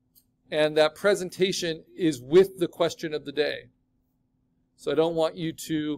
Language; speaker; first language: English; native; English